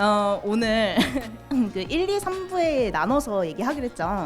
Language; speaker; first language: Korean; native; Korean